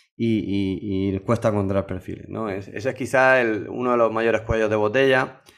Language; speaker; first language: Spanish; native; Spanish